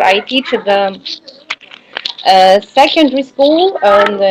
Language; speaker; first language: English; non-native, learner; Arabic